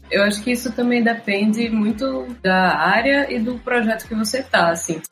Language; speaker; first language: Portuguese; native; Portuguese